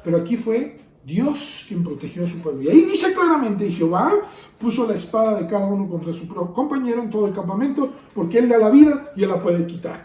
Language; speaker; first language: Spanish; native; Spanish